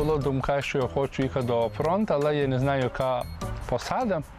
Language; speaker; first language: Ukrainian; non-native, learner; Lithuanian